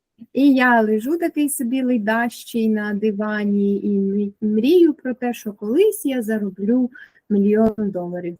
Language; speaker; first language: Ukrainian; native; Ukrainian